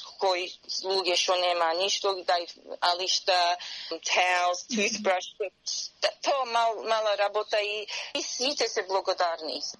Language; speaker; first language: Macedonian; early bilingual, heritage; Macedonian